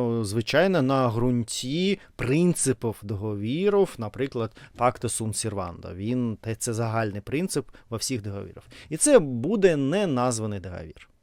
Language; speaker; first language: Ukrainian; non-native, learner; Russian